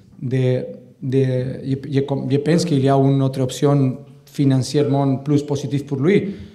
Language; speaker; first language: French; non-native, learner; Catalan